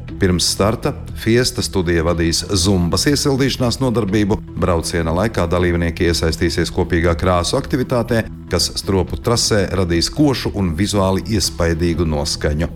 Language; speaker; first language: Latvian; native; Latvian